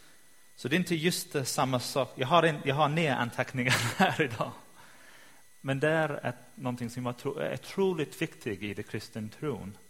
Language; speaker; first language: Swedish; non-native, fluent; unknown